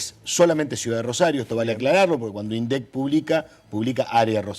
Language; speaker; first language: Spanish; native; Spanish